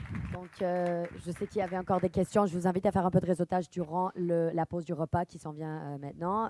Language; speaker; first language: French; native; French